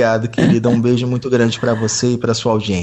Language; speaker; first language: Portuguese; native; Portuguese